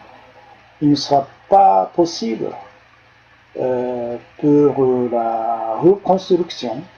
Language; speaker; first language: French; non-native, fluent; Japanese